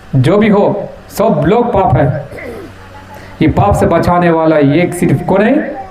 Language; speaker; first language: Hindi; non-native, local second language; Telugu